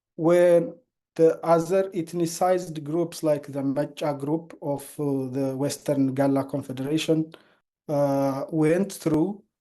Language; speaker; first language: English; non-native, local second language; Amharic